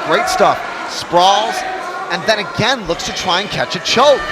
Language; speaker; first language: English; native; English